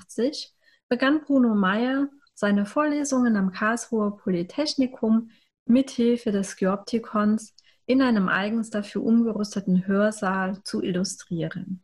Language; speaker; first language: German; native; German